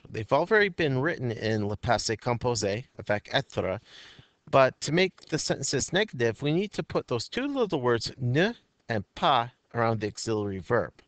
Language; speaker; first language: English; native; English